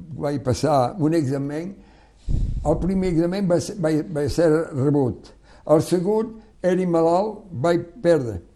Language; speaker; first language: Catalan; non-native, local second language; French